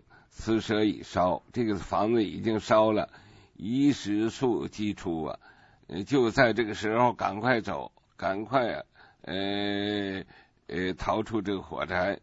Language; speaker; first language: Chinese; native; Chinese